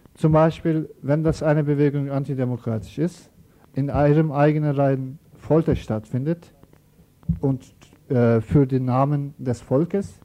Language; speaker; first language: German; non-native, learner; Turkish